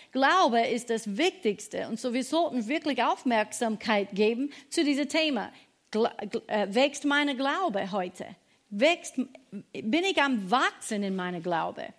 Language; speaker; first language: German; non-native, fluent; English